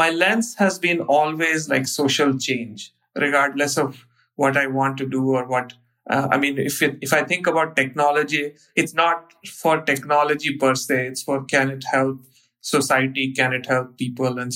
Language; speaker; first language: English; non-native, local second language; Hindi